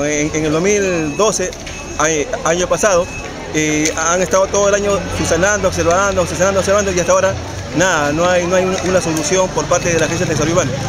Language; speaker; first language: Spanish; native; Spanish